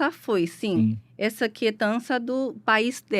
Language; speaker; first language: Portuguese; non-native, learner; Chinese